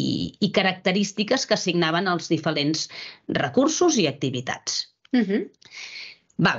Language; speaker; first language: Catalan; native; Catalan